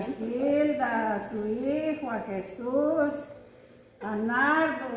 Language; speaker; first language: Spanish; native; Spanish